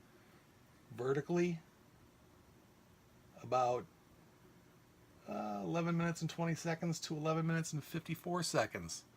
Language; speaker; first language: English; native; English